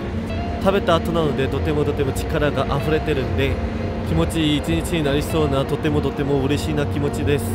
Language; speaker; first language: Japanese; non-native, fluent; Korean